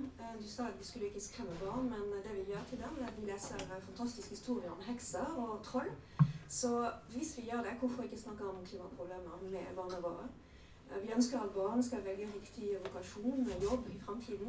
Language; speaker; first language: Norwegian; non-native, fluent; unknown